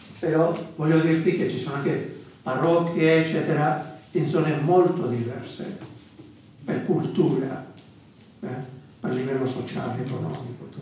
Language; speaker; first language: Italian; non-native, fluent; Basque